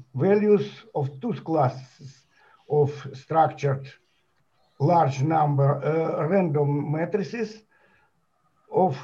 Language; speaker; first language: English; non-native, fluent; Ukrainian